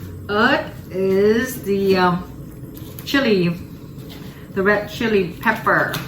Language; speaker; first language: English; early bilingual, other home language; Vietnamese